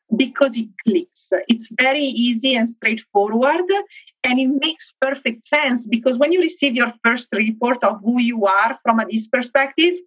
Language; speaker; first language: English; non-native, fluent; Italian